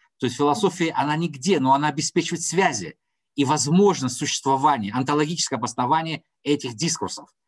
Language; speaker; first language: Russian; non-native, local second language; Tajik